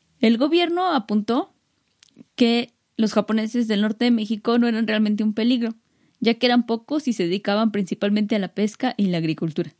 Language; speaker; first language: Spanish; native; Spanish